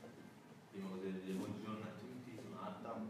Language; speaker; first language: Italian; non-native, learner; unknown